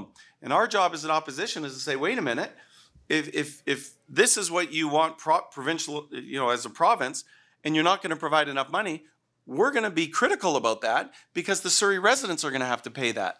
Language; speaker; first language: English; native; English